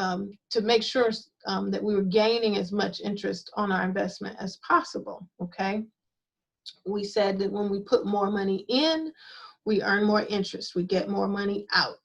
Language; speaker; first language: English; native; English